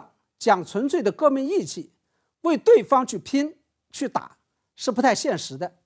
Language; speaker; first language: Chinese; native; Chinese